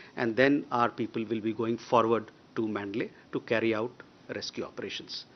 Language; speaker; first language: English; non-native, local second language; Hindi